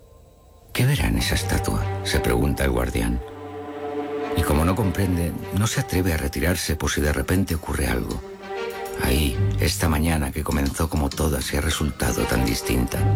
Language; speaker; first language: Spanish; native; Spanish